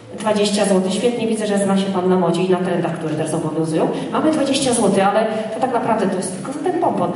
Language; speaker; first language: Polish; native; Polish